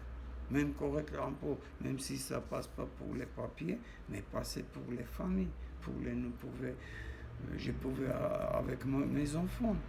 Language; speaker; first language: French; non-native, learner; Armenian